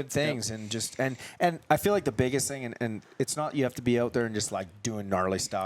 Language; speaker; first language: English; native; English